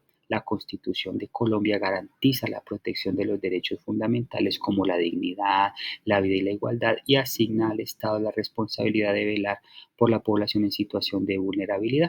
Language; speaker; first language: Spanish; native; Spanish